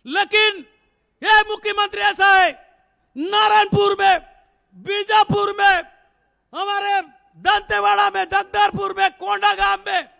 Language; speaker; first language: Hindi; native; Hindi